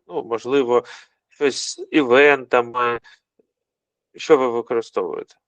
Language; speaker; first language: Ukrainian; non-native, local second language; Russian